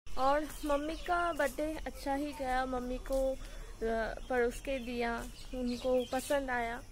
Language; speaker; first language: Hindi; non-native, local second language; Bangla